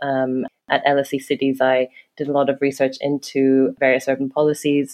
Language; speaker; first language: English; non-native, local second language; Cantonese